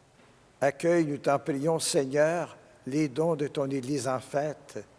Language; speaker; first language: French; native; French